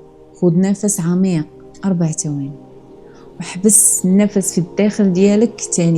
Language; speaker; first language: Arabic; native; Arabic